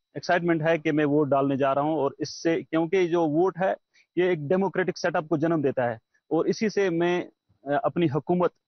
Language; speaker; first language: Hindi; non-native, local second language; Kashmiri